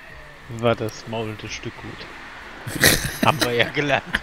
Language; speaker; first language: German; native; German